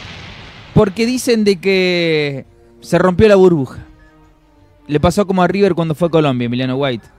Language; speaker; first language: Spanish; native; Spanish